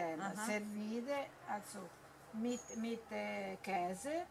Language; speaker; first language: German; non-native, learner; Italian